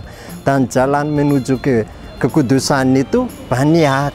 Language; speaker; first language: Indonesian; non-native, fluent; Malagasy